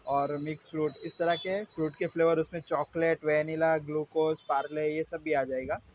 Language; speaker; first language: Hindi; non-native, local second language; Gujarati